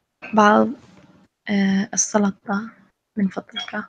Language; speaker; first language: Arabic; non-native, learner; English